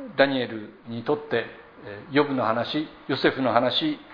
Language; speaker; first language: Japanese; native; Japanese